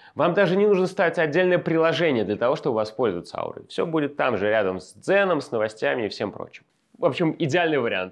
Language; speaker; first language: Russian; native; Russian